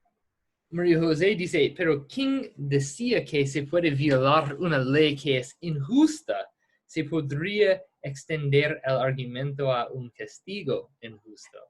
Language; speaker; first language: Spanish; non-native, fluent; English